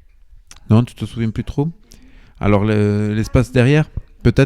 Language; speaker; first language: French; native; French